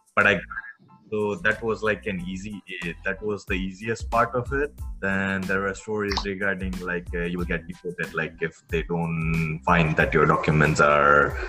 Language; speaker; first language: English; non-native, local second language; Gujarati